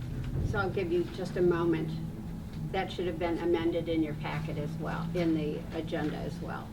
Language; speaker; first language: English; native; English